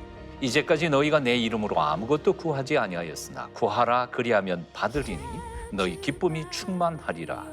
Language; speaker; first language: Korean; native; Korean